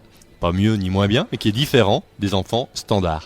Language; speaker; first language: French; native; French